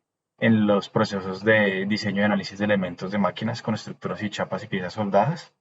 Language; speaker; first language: Spanish; native; Spanish